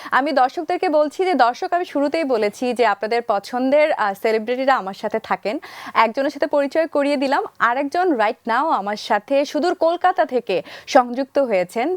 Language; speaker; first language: Bangla; native; Bangla